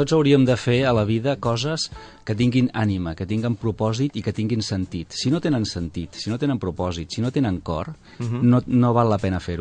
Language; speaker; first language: Catalan; native; Catalan